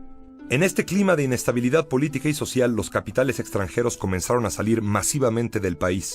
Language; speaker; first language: Spanish; native; Spanish